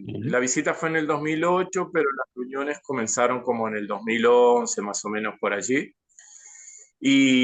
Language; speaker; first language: Spanish; native; Spanish